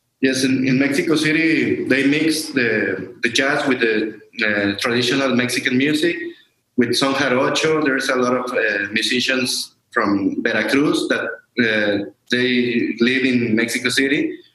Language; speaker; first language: English; non-native, learner; Spanish